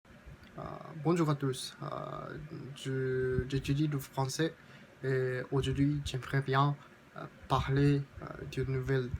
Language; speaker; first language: French; non-native, learner; Japanese